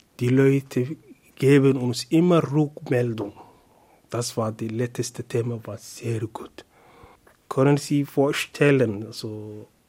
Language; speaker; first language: German; non-native, learner; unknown